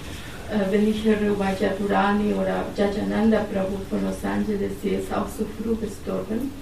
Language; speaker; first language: German; non-native, learner; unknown